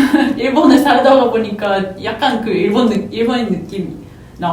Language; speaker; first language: Korean; non-native, fluent; Japanese